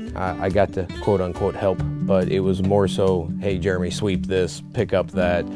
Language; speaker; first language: English; native; English